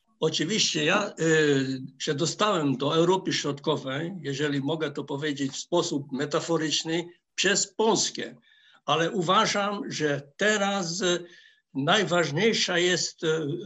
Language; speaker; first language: Polish; non-native, fluent; Hungarian